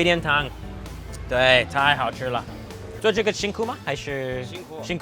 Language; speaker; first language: Chinese; non-native, learner; English